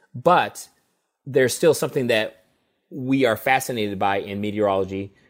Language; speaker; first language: English; native; English